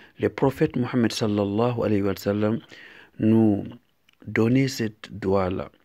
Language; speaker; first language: French; non-native, local second language; Fula